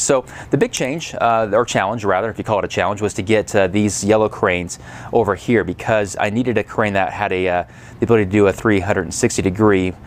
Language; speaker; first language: English; native; English